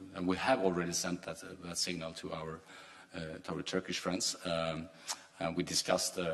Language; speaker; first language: English; non-native, fluent; Swedish